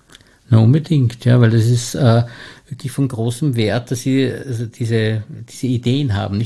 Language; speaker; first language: German; native; German